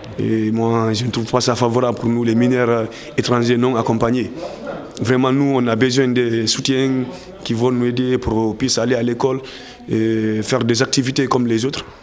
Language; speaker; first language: French; non-native, local second language; Fula